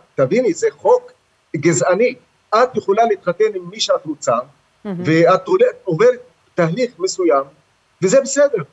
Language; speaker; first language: Hebrew; non-native, local second language; Arabic